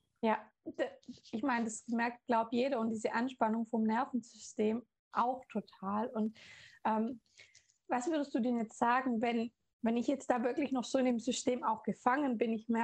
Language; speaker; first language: German; native; German